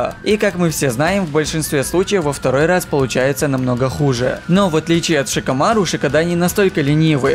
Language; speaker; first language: Russian; native; Russian